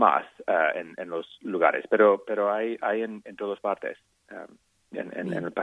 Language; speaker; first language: Spanish; non-native, fluent; English